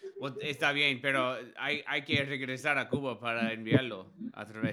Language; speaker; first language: Spanish; non-native, learner; English